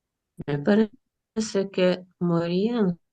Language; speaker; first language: Spanish; non-native, learner; Russian